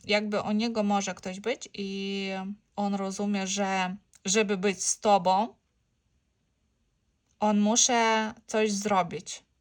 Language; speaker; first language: Polish; non-native, learner; Ukrainian